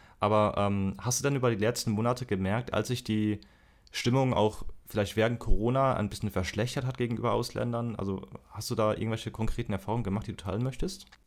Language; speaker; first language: German; native; German